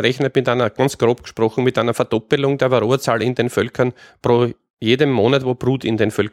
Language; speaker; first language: German; native; German